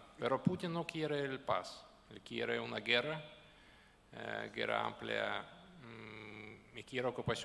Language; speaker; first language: Spanish; non-native, learner; Ukrainian